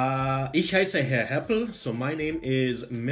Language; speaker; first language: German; non-native, fluent; English